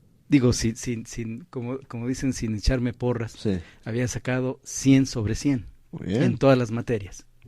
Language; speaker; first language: Spanish; native; Spanish